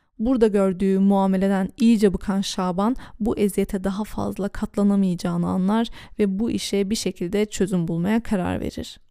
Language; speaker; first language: Turkish; early bilingual, heritage; Turkish